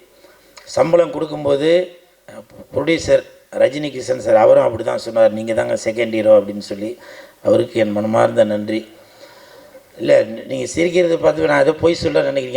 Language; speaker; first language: Tamil; native; Tamil